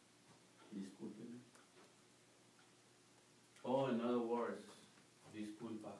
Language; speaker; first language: English; non-native, learner; Spanish